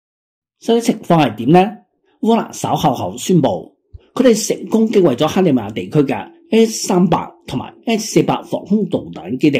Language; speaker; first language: Chinese; non-native, local second language; Cantonese